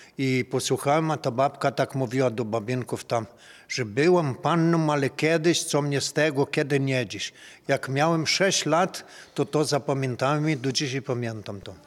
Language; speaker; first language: Polish; early bilingual, heritage; Polish